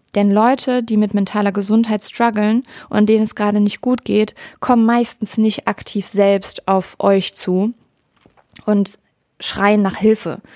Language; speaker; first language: German; native; German